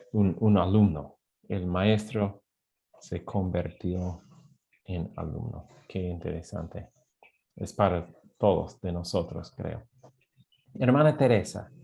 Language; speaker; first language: Spanish; non-native, fluent; English